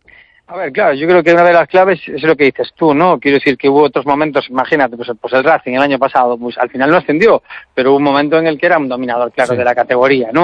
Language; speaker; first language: Spanish; native; Spanish